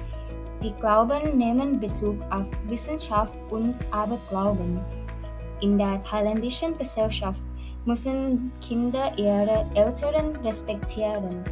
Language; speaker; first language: German; non-native, learner; Thai